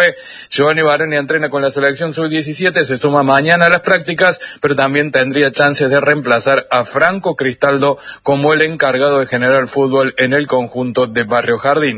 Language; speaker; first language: Spanish; native; Spanish